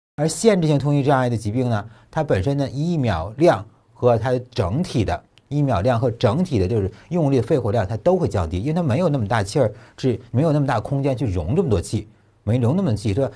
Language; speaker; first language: Chinese; native; Chinese